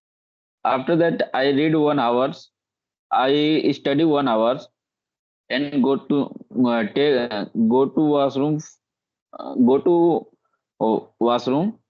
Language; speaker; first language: English; non-native, learner; Hindi